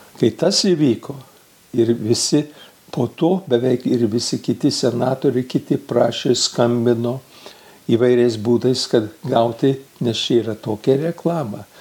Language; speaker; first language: Lithuanian; early bilingual, heritage; Lithuanian